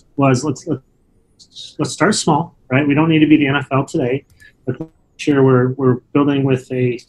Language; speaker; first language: English; native; English